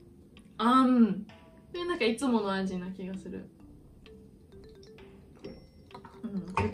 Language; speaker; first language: Japanese; native; Japanese